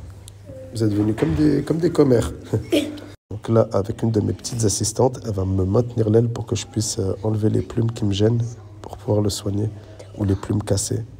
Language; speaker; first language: French; native; French